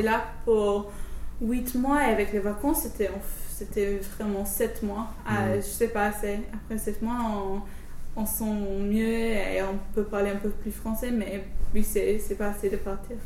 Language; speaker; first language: French; non-native, fluent; English